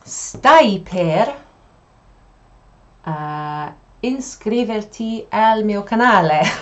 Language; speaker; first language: Italian; non-native, fluent; English